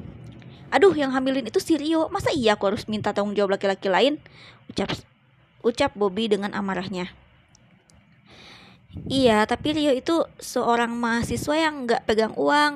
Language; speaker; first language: Indonesian; native; Indonesian